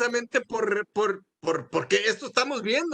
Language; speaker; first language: Spanish; native; Spanish